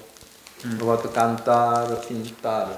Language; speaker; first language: Spanish; non-native, learner; Korean